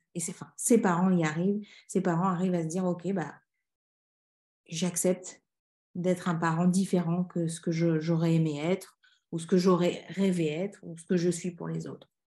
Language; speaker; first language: French; native; French